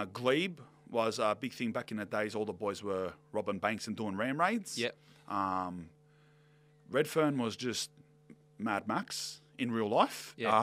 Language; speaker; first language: English; native; English